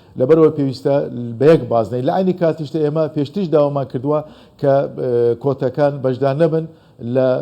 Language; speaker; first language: Central Kurdish; non-native, local second language; Azerbaijani